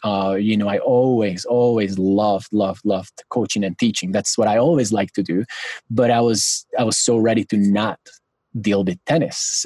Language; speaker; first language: English; non-native, fluent; Hungarian